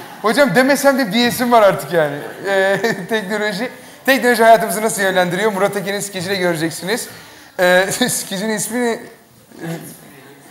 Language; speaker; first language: Turkish; native; Turkish